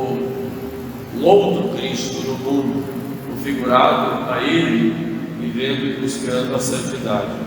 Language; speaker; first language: Portuguese; native; Portuguese